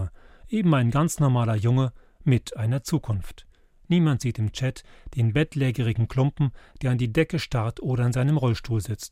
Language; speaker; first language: German; native; German